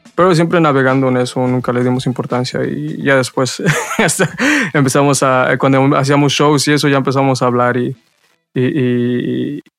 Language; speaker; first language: Spanish; early bilingual, heritage; Spanish